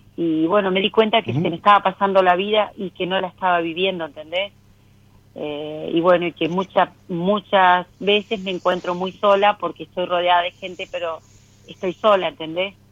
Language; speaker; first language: Spanish; native; Spanish